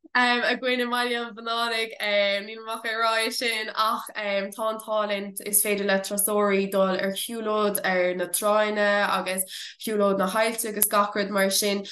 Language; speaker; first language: Irish; non-native, local second language; English